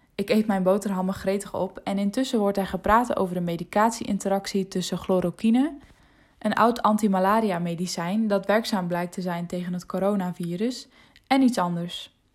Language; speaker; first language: Dutch; non-native, local second language; Western Frisian